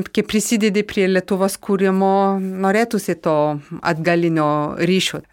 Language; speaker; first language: Lithuanian; non-native, fluent; French